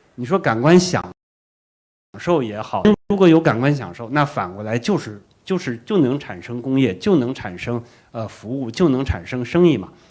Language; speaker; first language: Chinese; native; Chinese